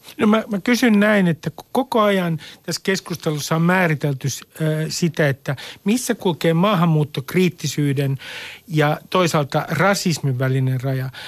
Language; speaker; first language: Finnish; native; Finnish